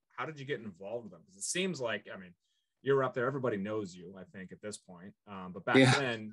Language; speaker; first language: English; native; English